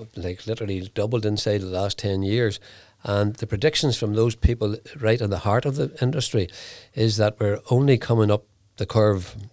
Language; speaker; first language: English; native; English